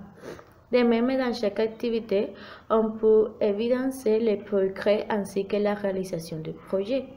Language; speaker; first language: French; non-native, fluent; Spanish